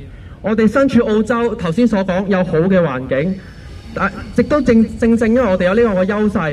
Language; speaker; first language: Cantonese; native; Cantonese